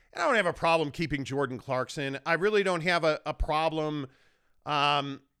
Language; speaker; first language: English; native; English